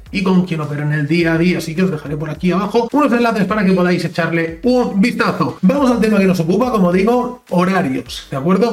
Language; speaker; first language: Spanish; native; Spanish